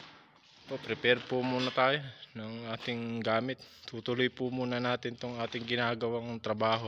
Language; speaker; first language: Filipino; native; Filipino